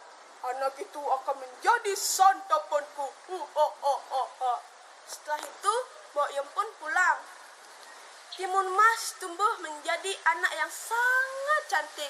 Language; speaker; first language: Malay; non-native, local second language; Balinese